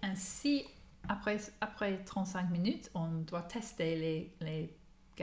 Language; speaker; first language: French; non-native, learner; English